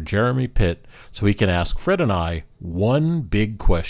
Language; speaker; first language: English; native; English